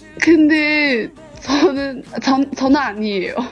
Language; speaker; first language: Korean; non-native, learner; Chinese